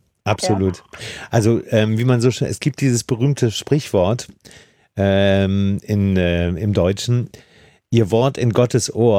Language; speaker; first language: German; native; German